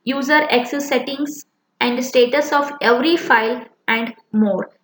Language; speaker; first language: English; non-native, local second language; Kannada